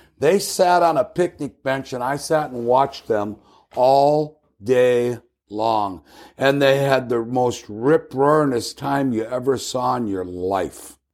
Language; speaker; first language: English; native; English